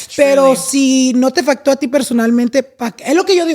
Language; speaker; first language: Spanish; early bilingual, heritage; Spanish